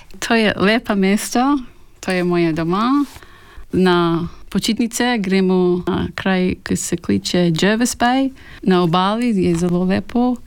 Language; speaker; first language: Slovenian; early bilingual, heritage; Slovenian